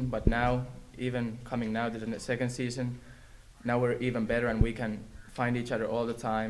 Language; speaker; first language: English; non-native, fluent; Finnish